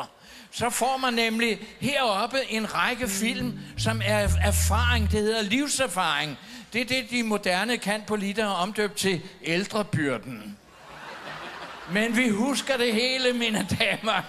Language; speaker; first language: Danish; native; Danish